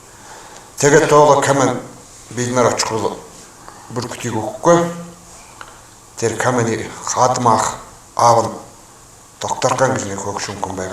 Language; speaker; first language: Mongolian; non-native, local second language; Kazakh